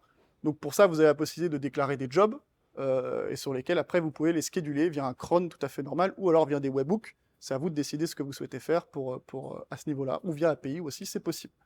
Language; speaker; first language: French; native; French